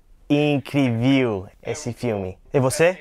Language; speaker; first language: Portuguese; non-native, learner; English